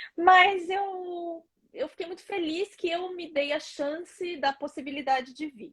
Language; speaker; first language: Portuguese; native; Portuguese